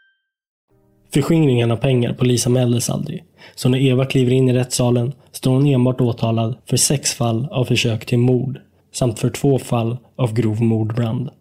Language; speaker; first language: Swedish; native; Swedish